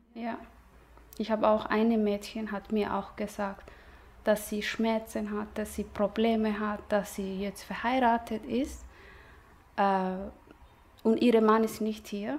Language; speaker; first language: German; non-native, learner; Somali